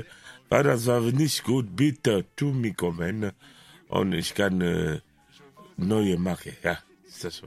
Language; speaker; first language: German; non-native, learner; Romanian